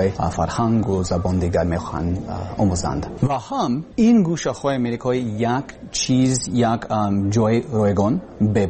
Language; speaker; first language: Persian; non-native, learner; English